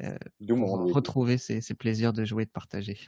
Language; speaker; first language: French; native; French